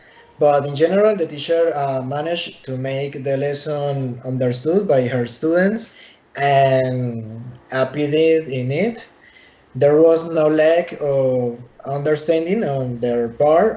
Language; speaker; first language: English; non-native, learner; Spanish